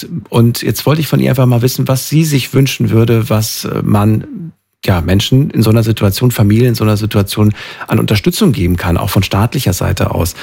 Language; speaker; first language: German; native; German